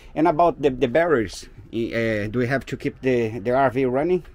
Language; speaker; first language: English; non-native, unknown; Portuguese